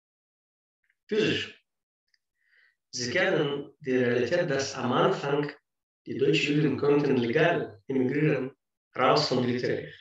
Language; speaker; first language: German; non-native, fluent; Russian